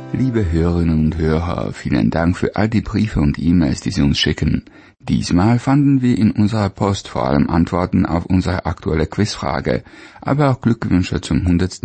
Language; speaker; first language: German; native; German